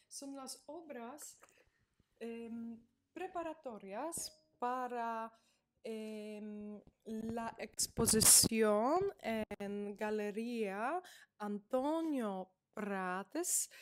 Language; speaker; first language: Spanish; non-native, fluent; Polish